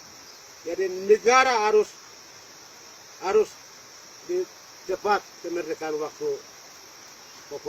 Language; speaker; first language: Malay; non-native, local second language; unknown